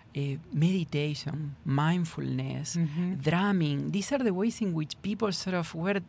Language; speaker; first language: English; non-native, fluent; Spanish